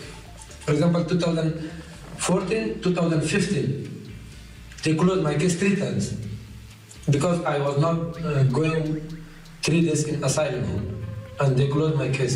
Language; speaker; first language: English; non-native, learner; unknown